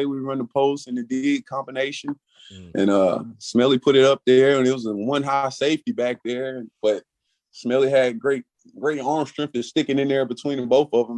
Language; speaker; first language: English; native; English